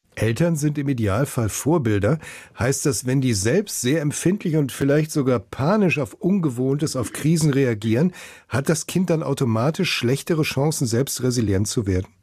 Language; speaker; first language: German; native; German